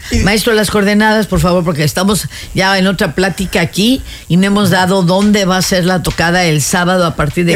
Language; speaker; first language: Spanish; native; Spanish